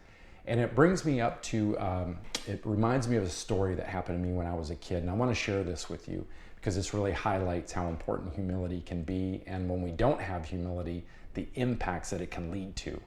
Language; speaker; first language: English; native; English